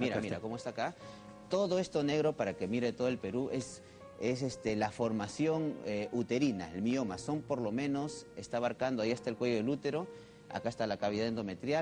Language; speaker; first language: Spanish; native; Spanish